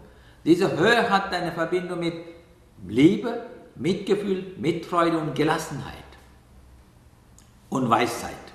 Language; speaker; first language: German; non-native, learner; Sinhala